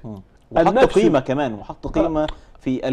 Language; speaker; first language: Arabic; native; Arabic